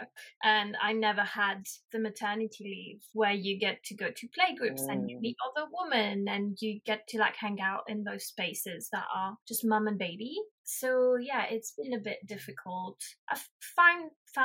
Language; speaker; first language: English; non-native, fluent; French